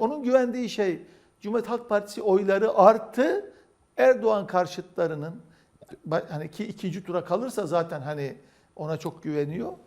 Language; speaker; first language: Turkish; native; Turkish